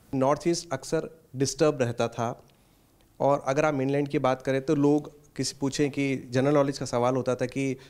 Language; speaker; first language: Hindi; native; Hindi